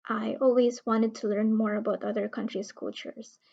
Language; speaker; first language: English; non-native, local second language; Filipino